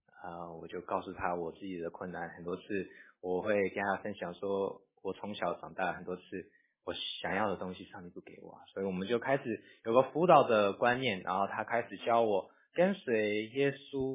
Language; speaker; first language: Chinese; early bilingual, heritage; English